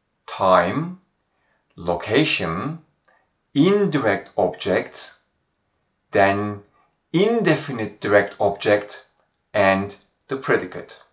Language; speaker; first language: English; non-native, fluent; Turkish